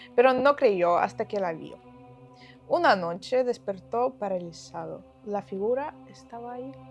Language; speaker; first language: Spanish; non-native, fluent; Ukrainian